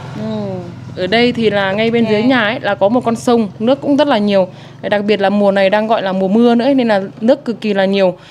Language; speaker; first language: Vietnamese; native; Vietnamese